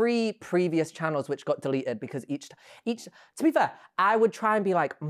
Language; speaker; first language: English; native; English